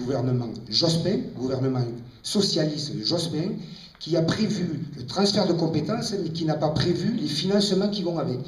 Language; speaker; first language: French; native; French